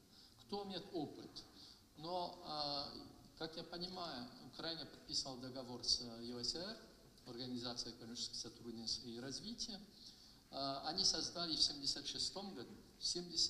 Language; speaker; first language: Russian; non-native, fluent; French